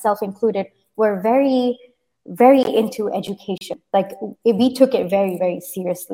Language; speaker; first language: English; early bilingual, other home language; Kannada